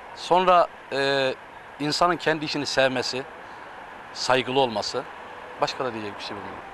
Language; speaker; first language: Turkish; native; Turkish